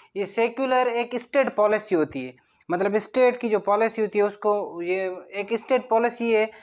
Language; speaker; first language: Urdu; non-native, local second language; Sindhi